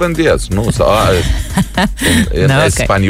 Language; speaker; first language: Romanian; native; Romanian